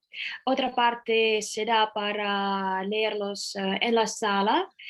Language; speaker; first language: Spanish; non-native, fluent; Russian